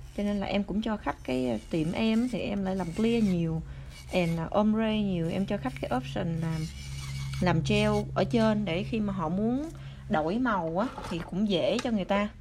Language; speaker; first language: Vietnamese; early bilingual, other home language; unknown